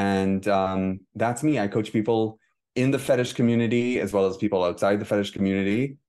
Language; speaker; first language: English; early bilingual, heritage; Hebrew